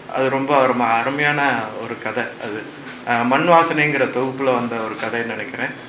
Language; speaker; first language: Tamil; native; Tamil